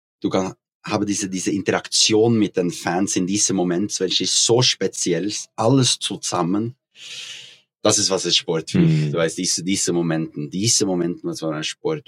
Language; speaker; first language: German; non-native, learner; Norwegian